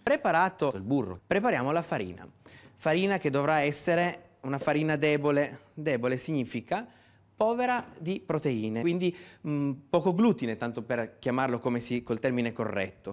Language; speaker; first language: Italian; native; Italian